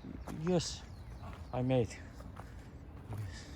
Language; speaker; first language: English; non-native, learner; Korean